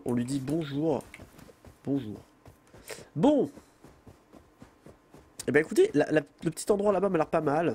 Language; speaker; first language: French; native; French